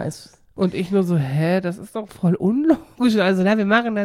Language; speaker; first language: German; native; German